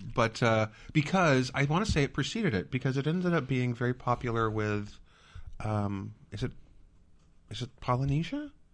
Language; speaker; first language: English; native; English